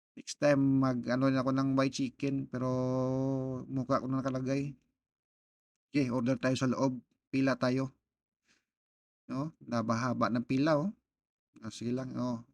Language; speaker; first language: Filipino; non-native, local second language; Hiligaynon